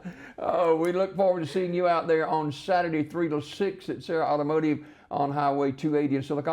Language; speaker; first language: English; native; English